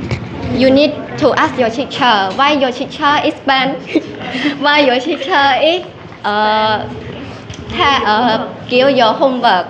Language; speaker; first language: English; non-native, learner; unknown